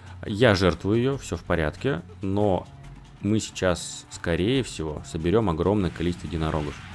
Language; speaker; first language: Russian; native; Russian